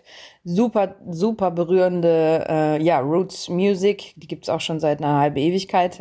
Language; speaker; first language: German; native; German